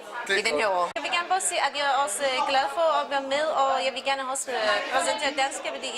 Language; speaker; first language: Danish; non-native, learner; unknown